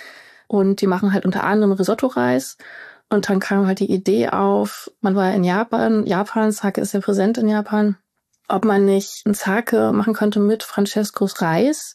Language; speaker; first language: German; native; German